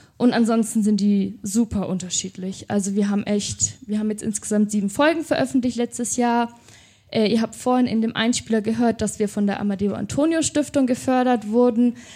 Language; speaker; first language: German; native; German